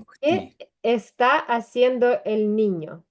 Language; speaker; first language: Spanish; non-native, fluent; Ukrainian